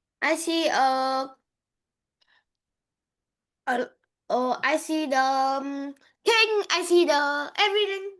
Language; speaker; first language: English; non-native, learner; Vietnamese